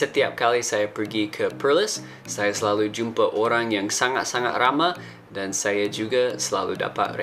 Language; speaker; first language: Indonesian; non-native, fluent; English